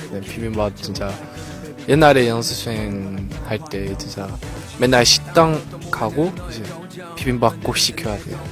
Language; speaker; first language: Korean; non-native, learner; Chinese